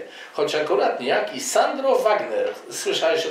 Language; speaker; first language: Polish; native; Polish